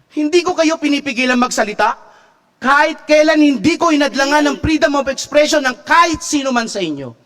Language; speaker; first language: Filipino; native; Filipino